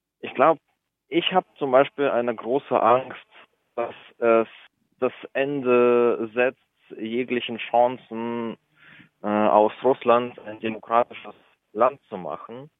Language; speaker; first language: German; early bilingual, other home language; Russian